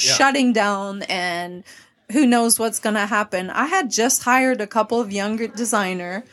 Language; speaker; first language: English; non-native, fluent; French